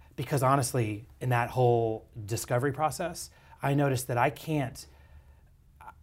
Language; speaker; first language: English; native; English